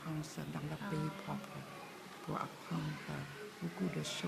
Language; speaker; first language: French; non-native, fluent; Vietnamese